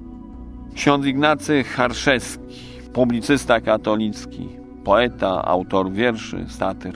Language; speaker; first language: Polish; native; Polish